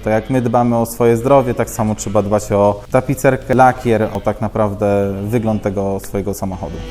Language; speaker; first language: Polish; native; Polish